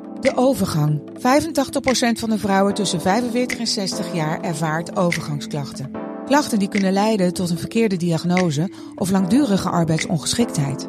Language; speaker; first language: Dutch; native; Dutch